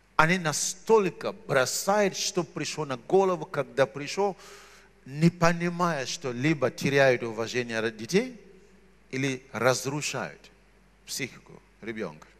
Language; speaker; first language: Russian; non-native, fluent; Shona